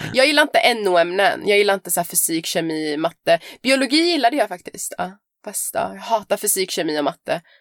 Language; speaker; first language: Swedish; early bilingual, other home language; Persian